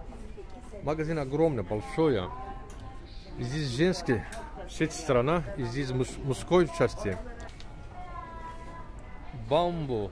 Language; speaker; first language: Russian; non-native, learner; Turkish